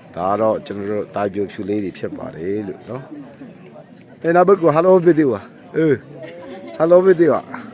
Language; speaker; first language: Burmese; non-native, local second language; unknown